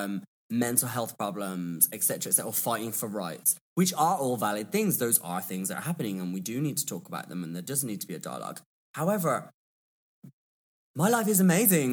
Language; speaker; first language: English; native; English